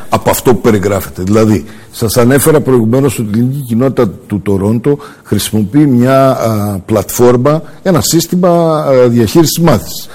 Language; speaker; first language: Greek; early bilingual, heritage; Greek